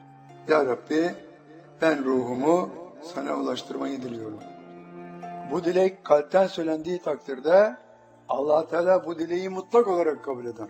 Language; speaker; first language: Turkish; native; Turkish